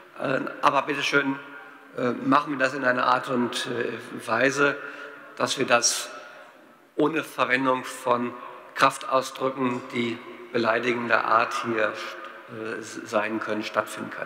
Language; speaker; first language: German; native; German